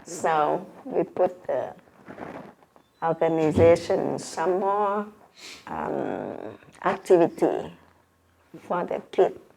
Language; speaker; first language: English; non-native, learner; Vietnamese